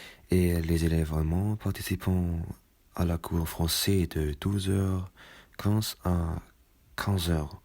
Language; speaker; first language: French; non-native, learner; German